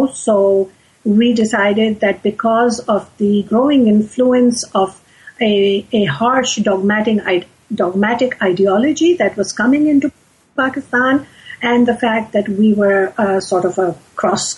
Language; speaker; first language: English; non-native, local second language; Urdu